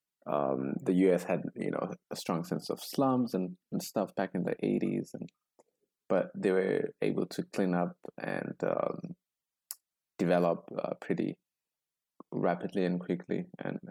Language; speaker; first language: English; non-native, local second language; Zulu